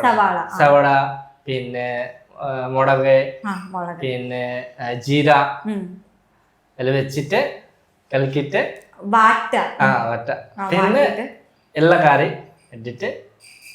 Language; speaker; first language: Malayalam; non-native, local second language; Bangla